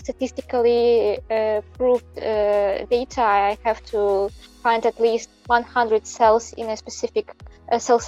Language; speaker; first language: English; non-native, fluent; Belarusian